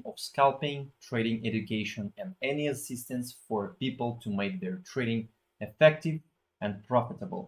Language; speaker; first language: English; non-native, fluent; Russian